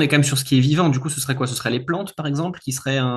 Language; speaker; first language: French; native; French